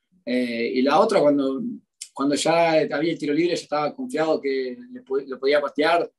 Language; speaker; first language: Spanish; early bilingual, heritage; Spanish